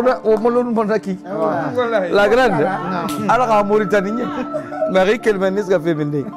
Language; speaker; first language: French; non-native, local second language; Susu